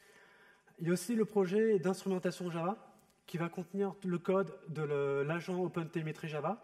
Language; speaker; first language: French; native; French